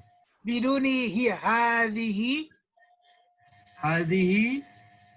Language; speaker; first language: Arabic; non-native, fluent; Indonesian